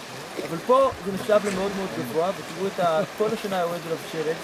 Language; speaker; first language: Hebrew; native; Hebrew